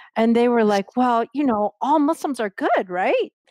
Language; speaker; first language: English; native; English